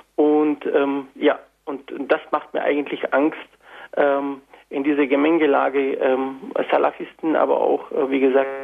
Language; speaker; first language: German; non-native, fluent; Turkish